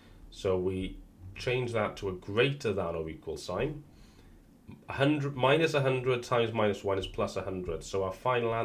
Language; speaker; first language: English; native; English